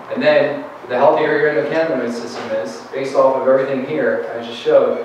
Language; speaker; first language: English; native; English